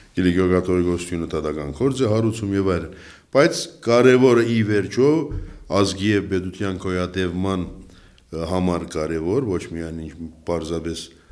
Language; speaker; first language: Armenian; early bilingual, heritage; Armenian